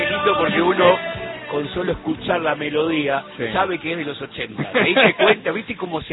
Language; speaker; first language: Spanish; native; Spanish